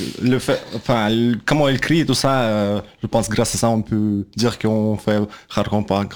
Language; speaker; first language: French; non-native, fluent; Russian